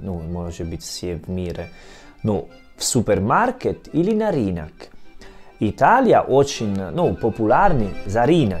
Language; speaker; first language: Russian; non-native, learner; Italian